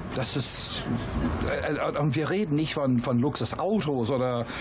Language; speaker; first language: German; non-native, fluent; English